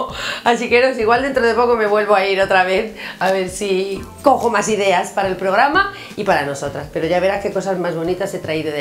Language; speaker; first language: Spanish; native; Spanish